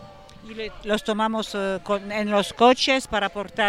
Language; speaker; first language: Spanish; non-native, learner; French